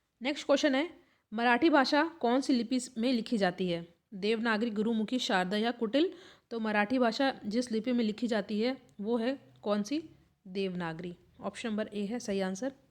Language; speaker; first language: Hindi; native; Hindi